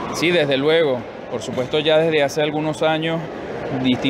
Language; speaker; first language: Spanish; native; Spanish